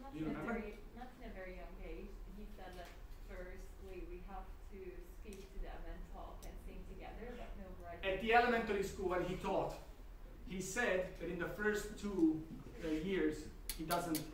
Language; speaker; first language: English; non-native, fluent; Slovak